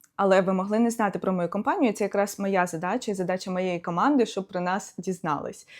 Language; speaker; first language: Ukrainian; non-native, local second language; Russian